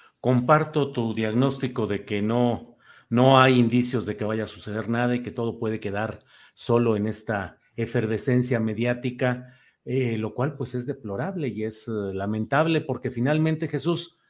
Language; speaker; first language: Spanish; native; Spanish